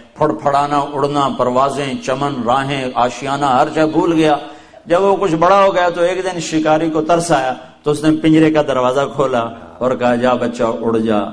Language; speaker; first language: Urdu; non-native, local second language; Punjabi